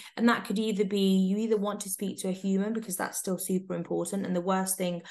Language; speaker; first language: English; native; English